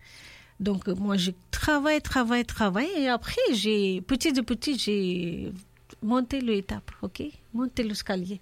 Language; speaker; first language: French; non-native, learner; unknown